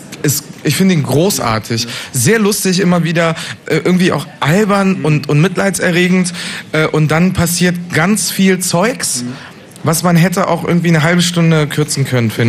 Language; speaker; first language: German; native; German